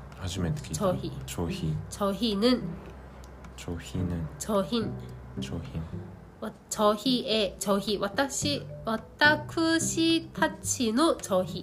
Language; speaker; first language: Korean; non-native, learner; Japanese